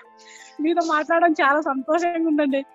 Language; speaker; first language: Telugu; native; Telugu